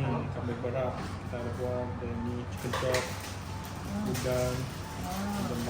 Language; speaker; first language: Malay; non-native, local second language; Chinese